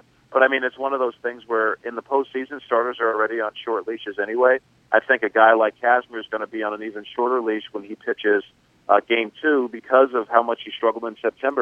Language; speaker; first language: English; native; English